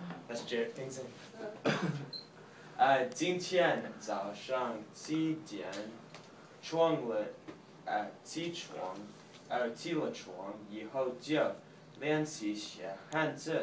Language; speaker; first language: Chinese; non-native, learner; English